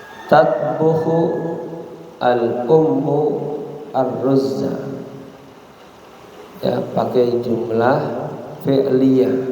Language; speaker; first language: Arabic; non-native, fluent; Indonesian